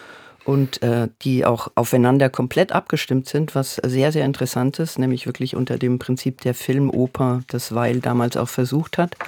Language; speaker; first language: German; native; German